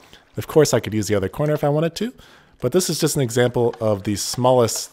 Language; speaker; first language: English; native; English